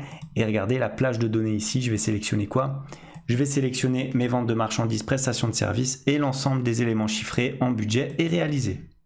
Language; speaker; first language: French; native; French